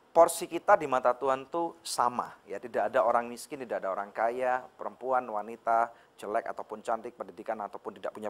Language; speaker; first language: Indonesian; native; Indonesian